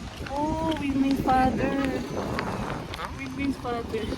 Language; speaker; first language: English; non-native, local second language; Filipino